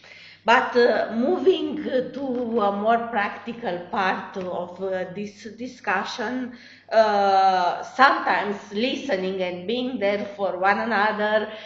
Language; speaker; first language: English; non-native, fluent; Romanian